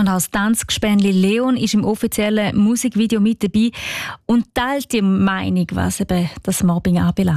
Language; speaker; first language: German; native; German